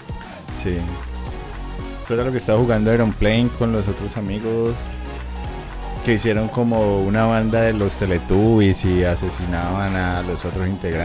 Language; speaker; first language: Spanish; native; Spanish